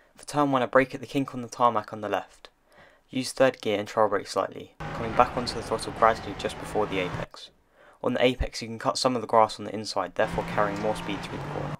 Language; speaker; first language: English; native; English